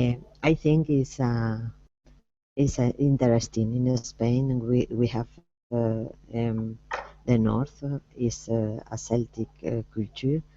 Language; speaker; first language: English; non-native, learner; Spanish